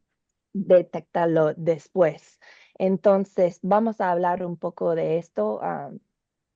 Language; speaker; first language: Spanish; non-native, learner; English